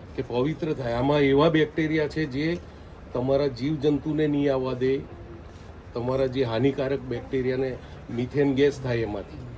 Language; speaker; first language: Gujarati; non-native, local second language; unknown